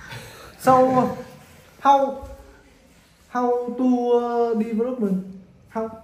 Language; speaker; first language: English; non-native, learner; Vietnamese